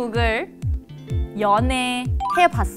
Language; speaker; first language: Korean; non-native, fluent; Thai